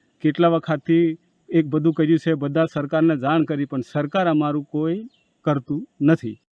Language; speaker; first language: Gujarati; non-native, local second language; Rathawi